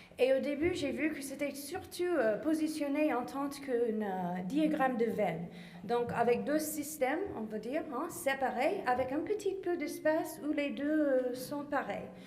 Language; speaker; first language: French; non-native, fluent; English